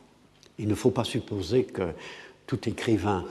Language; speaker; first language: French; non-native, fluent; English